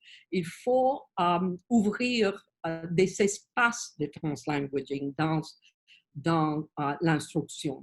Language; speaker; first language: French; non-native, learner; Spanish